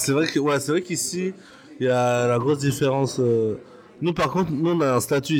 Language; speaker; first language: French; native; French